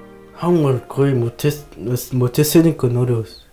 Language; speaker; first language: Korean; early bilingual, other home language; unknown